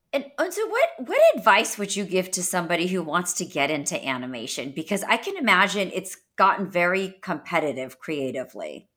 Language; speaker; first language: English; native; English